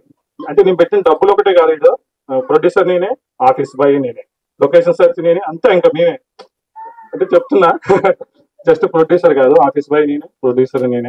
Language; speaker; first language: Telugu; native; Telugu